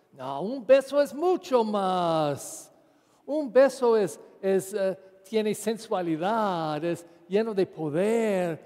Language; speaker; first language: Spanish; non-native, fluent; English